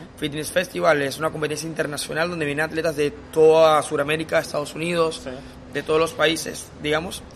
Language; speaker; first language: Spanish; native; Spanish